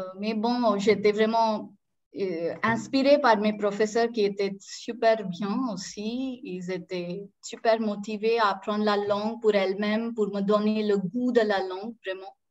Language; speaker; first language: French; non-native, local second language; Marathi